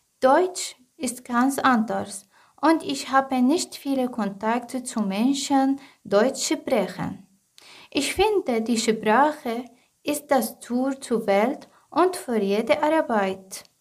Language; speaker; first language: German; non-native, fluent; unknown